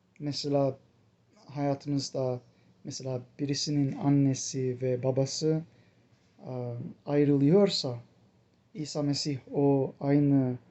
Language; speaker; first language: Turkish; non-native, fluent; English